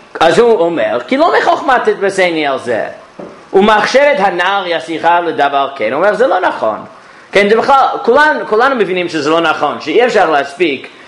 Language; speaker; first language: Hebrew; non-native, fluent; English